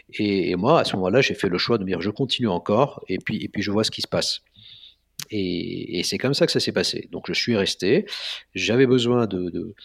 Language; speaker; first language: French; non-native, local second language; Arabic